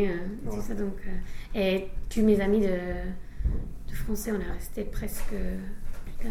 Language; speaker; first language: French; non-native, fluent; English